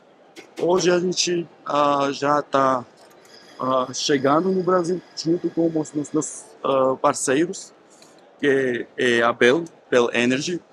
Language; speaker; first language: Portuguese; non-native, fluent; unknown